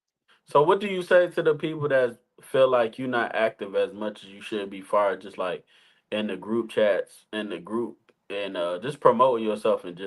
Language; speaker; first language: English; native; English